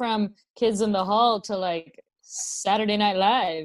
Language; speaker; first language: English; non-native, local second language; Filipino